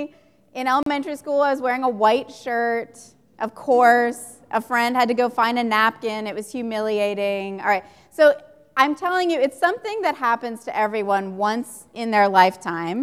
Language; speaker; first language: English; native; English